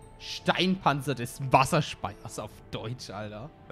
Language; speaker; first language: German; native; German